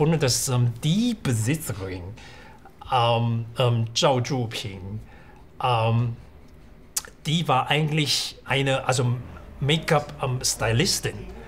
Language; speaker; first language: German; non-native, fluent; Chinese